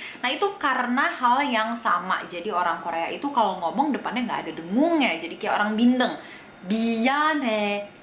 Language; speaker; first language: Indonesian; native; Indonesian